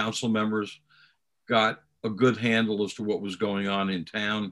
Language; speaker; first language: English; native; English